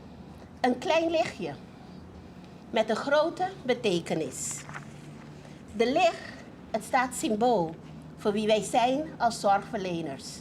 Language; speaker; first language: Dutch; non-native, local second language; Papiamento